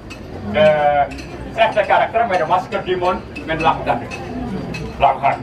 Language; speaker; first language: Dutch; non-native, learner; Indonesian